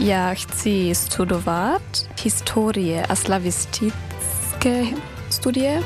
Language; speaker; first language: Czech; non-native, learner; German